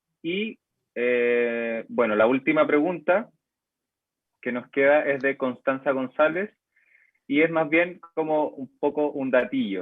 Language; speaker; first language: Spanish; native; Spanish